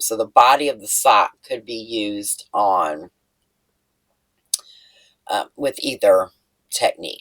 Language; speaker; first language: English; native; English